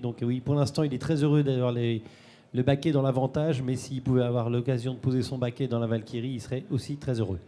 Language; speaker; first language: French; native; French